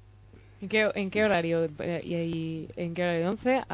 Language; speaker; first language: Spanish; native; Spanish